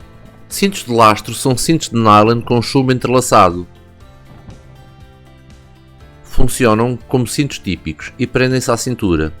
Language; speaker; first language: Portuguese; native; Portuguese